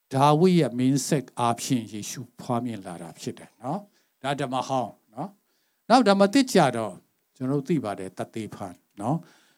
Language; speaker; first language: Burmese; non-native, local second language; Tedim Chin